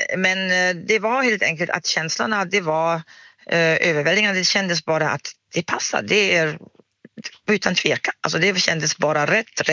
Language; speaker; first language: Swedish; non-native, fluent; German